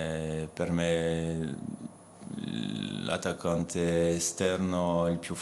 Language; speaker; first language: Italian; non-native, fluent; French